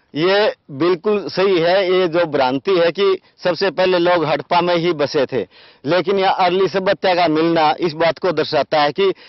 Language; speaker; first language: Hindi; native; Hindi